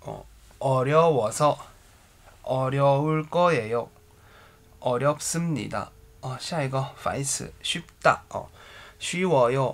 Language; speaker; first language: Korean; non-native, fluent; Chinese